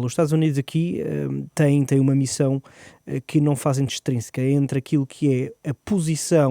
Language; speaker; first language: Portuguese; native; Portuguese